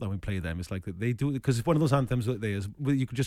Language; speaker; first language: English; native; English